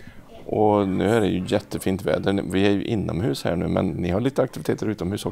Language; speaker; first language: Swedish; native; Swedish